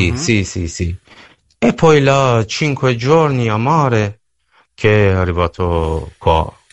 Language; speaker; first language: Italian; non-native, learner; Persian